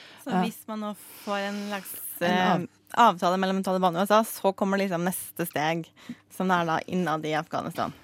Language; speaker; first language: Norwegian; native; Norwegian